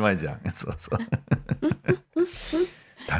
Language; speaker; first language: Japanese; non-native, fluent; English